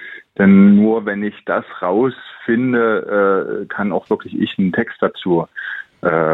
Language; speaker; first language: German; native; German